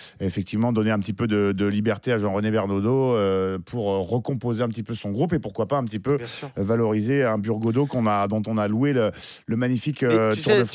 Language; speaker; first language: French; native; French